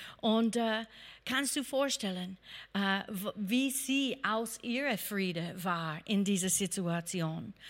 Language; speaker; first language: German; non-native, fluent; English